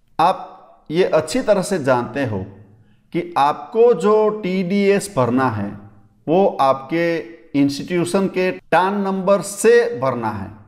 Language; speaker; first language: Hindi; non-native, local second language; Gujarati